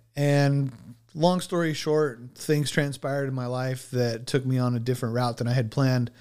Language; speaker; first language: English; native; English